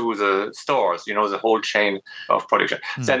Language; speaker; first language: English; non-native, fluent; French